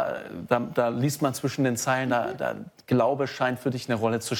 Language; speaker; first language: German; native; German